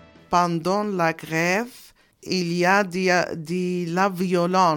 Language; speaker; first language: French; non-native, learner; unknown